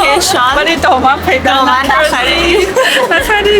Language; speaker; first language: Persian; non-native, learner; Chinese